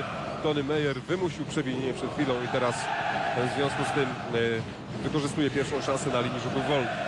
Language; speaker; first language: Polish; native; Polish